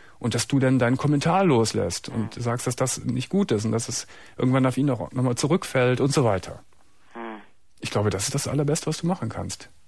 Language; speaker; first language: German; native; German